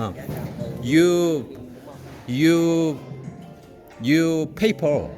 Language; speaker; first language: English; non-native, learner; Korean